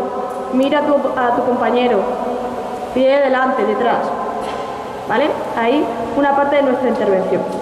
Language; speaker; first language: Spanish; native; Spanish